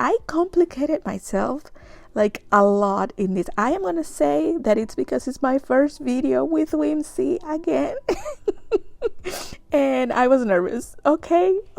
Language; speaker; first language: English; non-native, fluent; Spanish